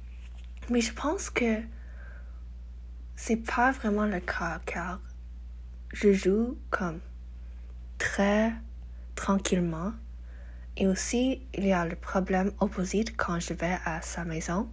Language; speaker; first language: French; non-native, learner; English